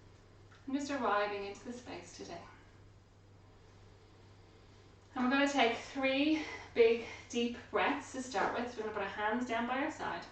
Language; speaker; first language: English; native; English